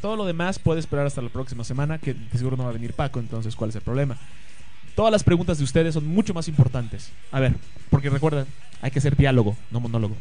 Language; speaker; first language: Spanish; native; Spanish